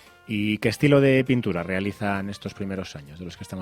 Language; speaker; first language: Spanish; native; Spanish